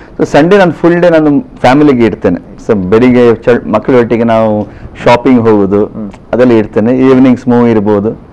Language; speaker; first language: Kannada; non-native, local second language; Konkani